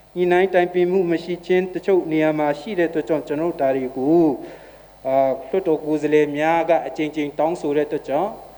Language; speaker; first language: Burmese; non-native, local second language; Hakha Chin